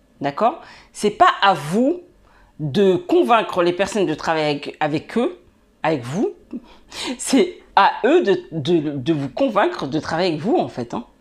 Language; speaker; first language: French; native; French